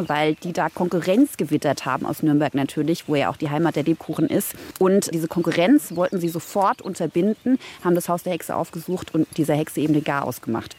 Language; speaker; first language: German; native; German